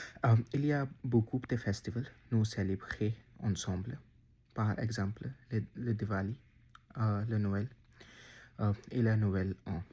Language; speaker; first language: French; non-native, learner; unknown